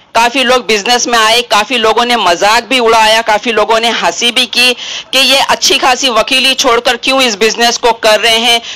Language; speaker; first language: Hindi; non-native, local second language; Urdu